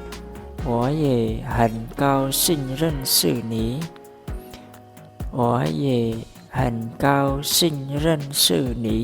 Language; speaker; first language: Chinese; non-native, fluent; Khmer